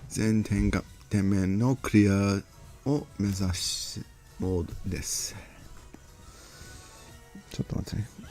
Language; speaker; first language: Japanese; non-native, learner; English